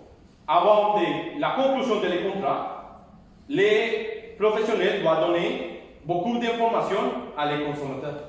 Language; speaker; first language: French; non-native, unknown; Spanish